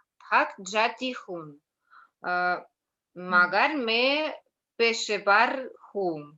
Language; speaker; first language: Hindi; non-native, learner; Russian